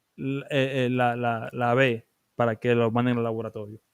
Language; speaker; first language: Spanish; early bilingual, other home language; English